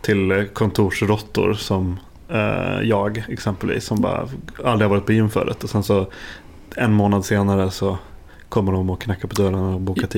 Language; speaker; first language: Swedish; native; Swedish